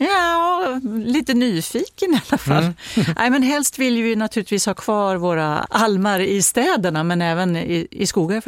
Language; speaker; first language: Swedish; native; Swedish